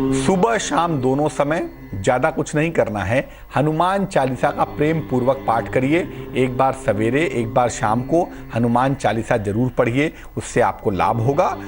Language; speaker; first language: Hindi; native; Hindi